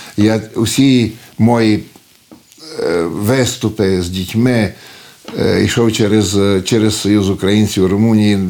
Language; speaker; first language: Ukrainian; early bilingual, heritage; Ukrainian